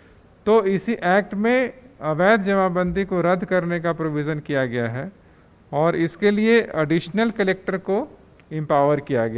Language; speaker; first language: Hindi; native; Hindi